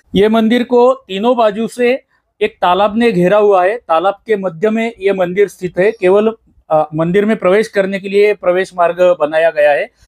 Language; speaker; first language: Hindi; non-native, local second language; Marathi